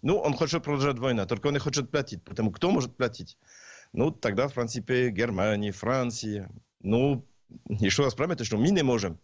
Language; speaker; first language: Russian; non-native, learner; French